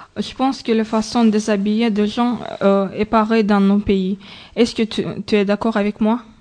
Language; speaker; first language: French; non-native, learner; Azerbaijani